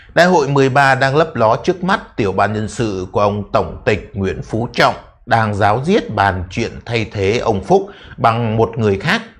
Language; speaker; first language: Vietnamese; native; Vietnamese